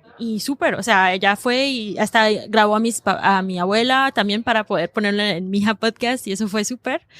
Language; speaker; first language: Spanish; early bilingual, heritage; Spanish